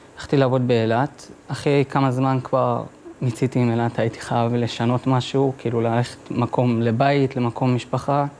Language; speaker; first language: Hebrew; native; Hebrew